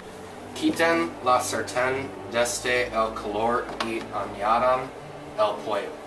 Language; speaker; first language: Spanish; non-native, learner; English